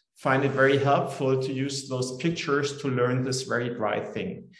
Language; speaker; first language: English; non-native, fluent; German